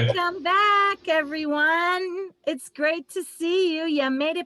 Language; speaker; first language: English; native; English